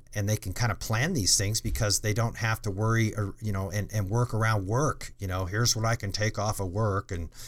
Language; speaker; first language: English; native; English